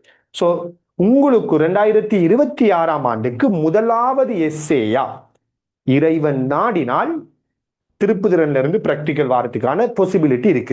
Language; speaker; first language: Tamil; native; Tamil